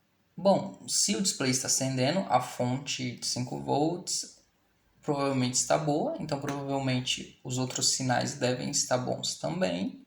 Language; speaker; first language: Portuguese; native; Portuguese